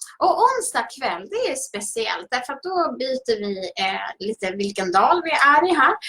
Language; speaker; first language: Swedish; native; Swedish